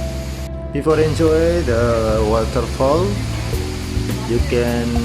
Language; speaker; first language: English; non-native, local second language; Indonesian